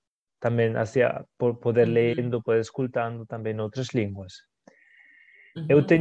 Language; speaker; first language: Portuguese; non-native, fluent; Spanish